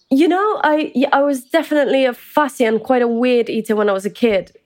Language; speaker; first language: English; early bilingual, other home language; Ukrainian